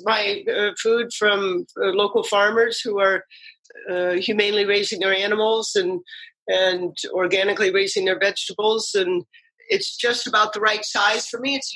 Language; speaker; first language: English; native; English